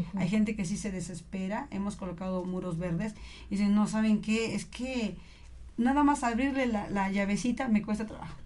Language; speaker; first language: Spanish; native; Spanish